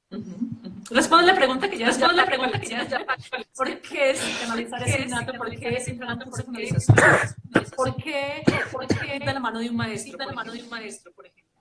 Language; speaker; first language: Spanish; native; Spanish